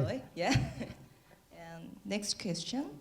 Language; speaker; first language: English; non-native, learner; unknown